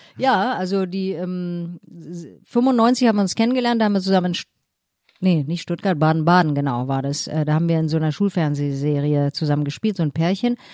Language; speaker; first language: German; native; German